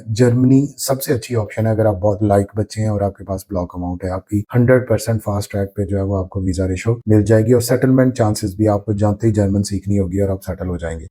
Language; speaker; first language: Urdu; native; Urdu